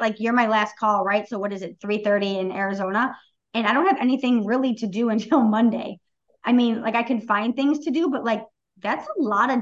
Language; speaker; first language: English; native; English